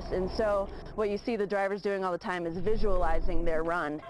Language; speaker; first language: English; native; English